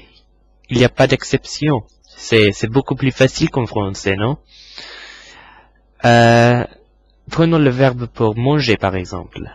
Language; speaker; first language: French; non-native, fluent; English